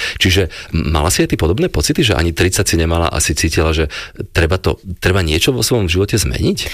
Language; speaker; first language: Slovak; native; Slovak